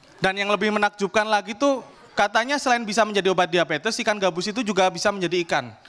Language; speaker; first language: Indonesian; native; Indonesian